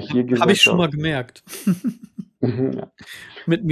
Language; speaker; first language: German; native; German